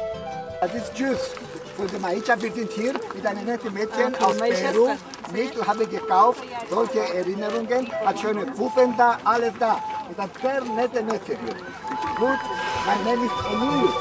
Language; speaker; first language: German; non-native, learner; Romanian